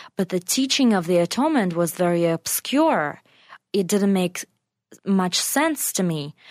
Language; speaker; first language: English; non-native, fluent; Russian